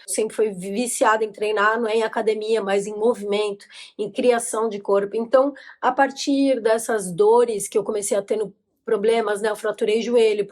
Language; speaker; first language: Portuguese; native; Portuguese